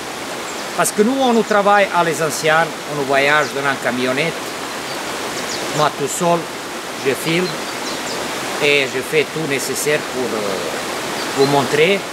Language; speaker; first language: French; non-native, fluent; Serbian